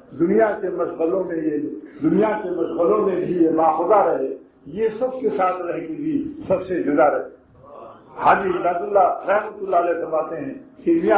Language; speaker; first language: Urdu; native; Urdu